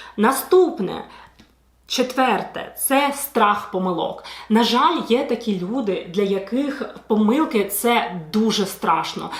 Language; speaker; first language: Ukrainian; non-native, local second language; Russian